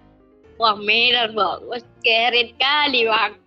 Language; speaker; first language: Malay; non-native, local second language; Minangkabau